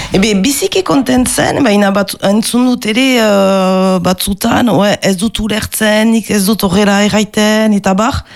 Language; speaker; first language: Basque; non-native, local second language; French